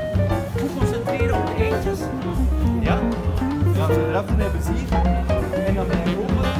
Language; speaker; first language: Dutch; native; Dutch